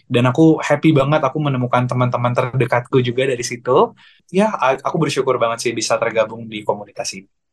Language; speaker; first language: Indonesian; native; Indonesian